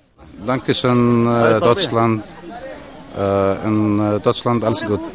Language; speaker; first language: German; non-native, learner; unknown